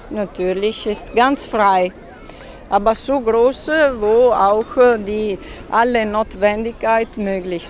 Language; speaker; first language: German; non-native, learner; Italian